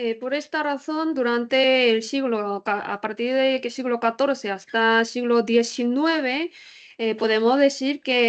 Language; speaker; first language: Spanish; non-native, learner; Korean